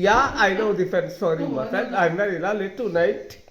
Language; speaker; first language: English; non-native, learner; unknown